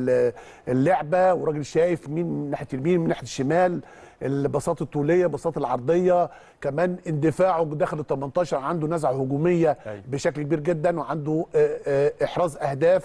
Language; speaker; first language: Arabic; native; Arabic